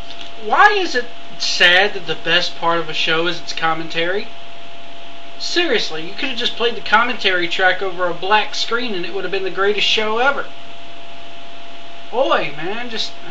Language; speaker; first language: English; native; English